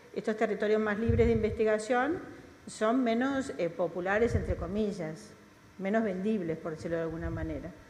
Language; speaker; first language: Spanish; native; Spanish